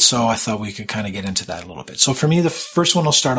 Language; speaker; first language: English; native; English